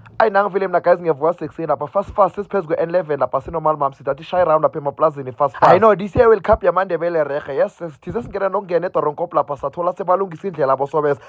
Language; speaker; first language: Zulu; non-native, local second language; South Ndebele